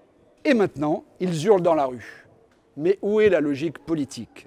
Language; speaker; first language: French; native; French